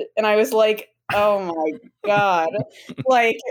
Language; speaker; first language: English; native; English